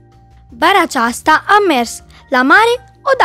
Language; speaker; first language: Romanian; early bilingual, heritage; Romanian